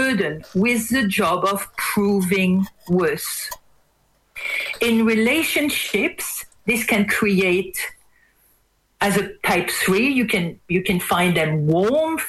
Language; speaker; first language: English; non-native, fluent; French